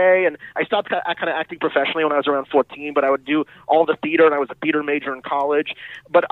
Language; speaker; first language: English; native; English